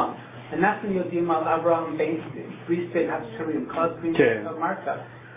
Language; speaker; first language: Hebrew; non-native, fluent; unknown